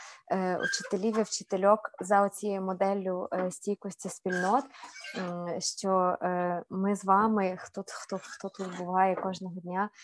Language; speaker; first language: Ukrainian; native; Ukrainian